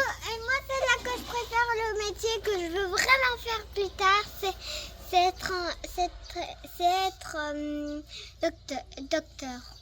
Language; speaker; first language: French; early bilingual, heritage; French